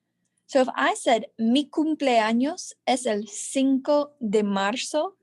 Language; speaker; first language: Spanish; non-native, learner; English